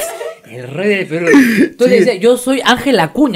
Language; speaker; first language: Spanish; native; Spanish